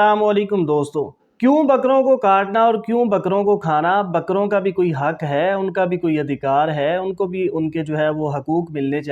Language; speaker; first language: Hindi; native; Hindi